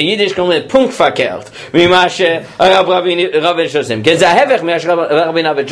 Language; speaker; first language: Hebrew; non-native, fluent; English